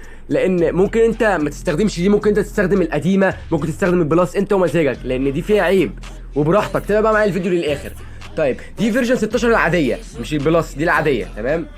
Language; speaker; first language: Arabic; native; Arabic